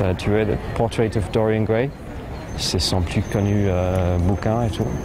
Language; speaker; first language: French; non-native, fluent; English